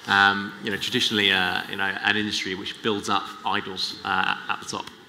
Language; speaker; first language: English; native; English